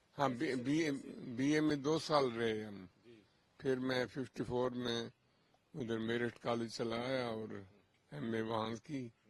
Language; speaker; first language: Urdu; non-native, local second language; Punjabi